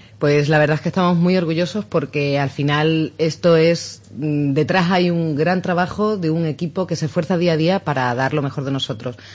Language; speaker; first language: Spanish; native; Spanish